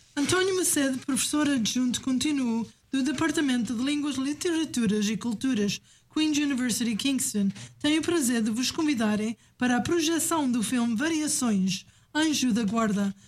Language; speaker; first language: Portuguese; native; Portuguese